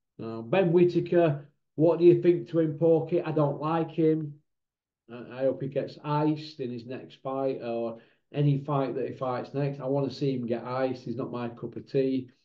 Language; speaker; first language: English; native; English